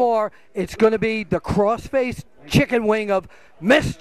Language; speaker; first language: English; native; English